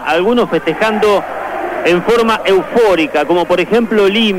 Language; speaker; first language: Spanish; native; Spanish